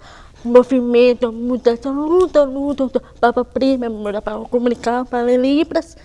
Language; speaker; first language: Portuguese; non-native, local second language; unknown